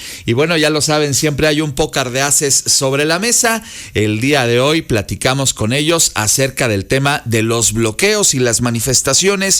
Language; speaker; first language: Spanish; native; Spanish